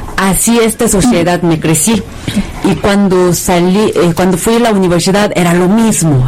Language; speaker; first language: Spanish; non-native, fluent; Korean